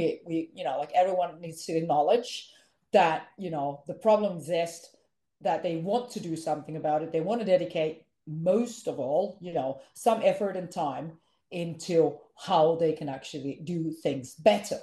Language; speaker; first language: English; non-native, fluent; Finnish